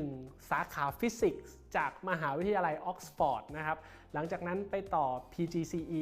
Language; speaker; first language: Thai; native; Thai